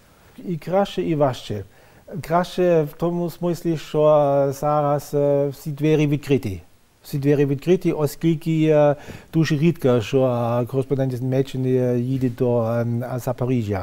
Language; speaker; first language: Ukrainian; non-native, fluent; German